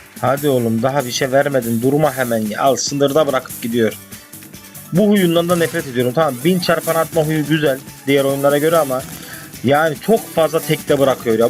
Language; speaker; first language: Turkish; native; Turkish